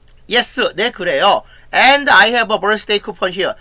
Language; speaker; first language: English; non-native, fluent; Korean